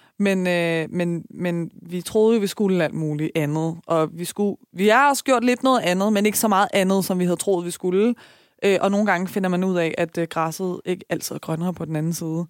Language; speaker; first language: Danish; early bilingual, other home language; Persian